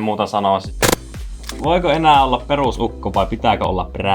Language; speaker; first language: Finnish; native; Finnish